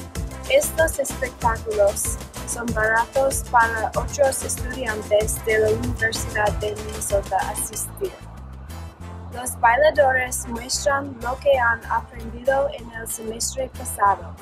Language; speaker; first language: Spanish; non-native, learner; English